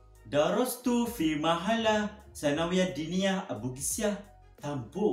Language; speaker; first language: Arabic; non-native, learner; Malay